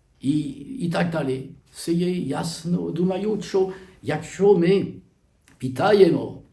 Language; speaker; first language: Ukrainian; non-native, learner; French